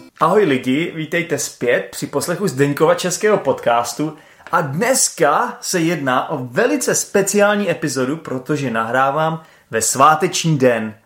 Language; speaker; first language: Czech; native; Czech